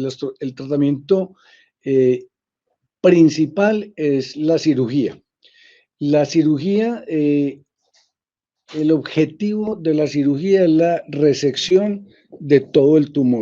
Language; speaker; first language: Spanish; native; Spanish